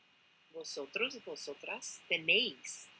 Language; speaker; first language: Spanish; non-native, fluent; English